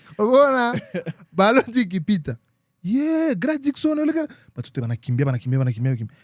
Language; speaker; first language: Swahili; native; Swahili